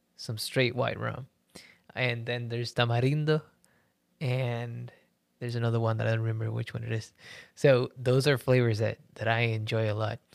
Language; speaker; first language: English; early bilingual, other home language; Spanish